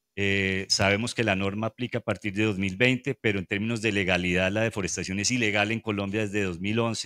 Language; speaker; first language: Spanish; native; Spanish